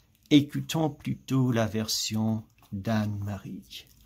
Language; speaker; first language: French; non-native, fluent; English